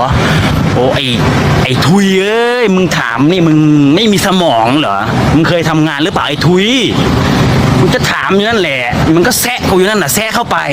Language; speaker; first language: Thai; native; Thai